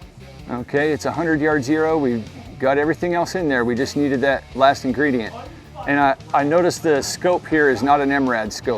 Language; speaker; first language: English; native; English